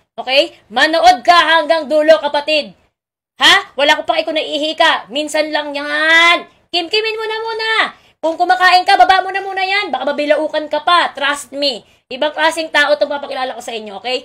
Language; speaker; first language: Filipino; native; Filipino